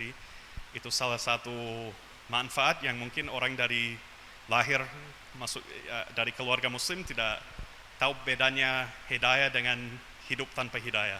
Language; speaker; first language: Indonesian; non-native, fluent; English